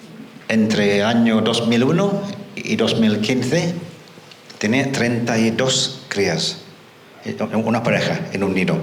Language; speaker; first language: Spanish; non-native, fluent; English